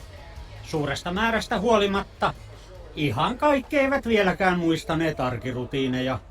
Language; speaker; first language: Finnish; native; Finnish